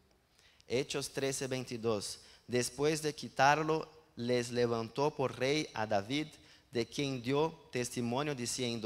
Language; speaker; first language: Spanish; non-native, learner; Portuguese